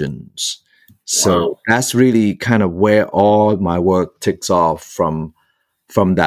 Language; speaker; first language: English; non-native, local second language; Cantonese